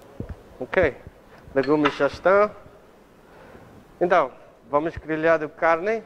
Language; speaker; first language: Portuguese; non-native, learner; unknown